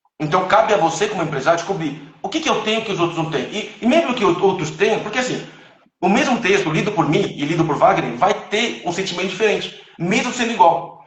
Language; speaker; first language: Portuguese; non-native, fluent; Chinese